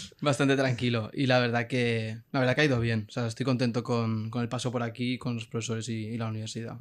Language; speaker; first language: Spanish; native; Spanish